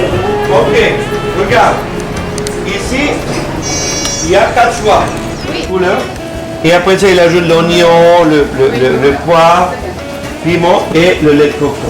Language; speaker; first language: French; non-native, learner; Spanish